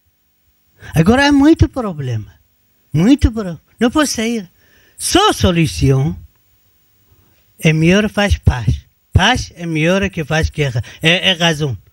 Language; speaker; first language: Portuguese; non-native, learner; Turkish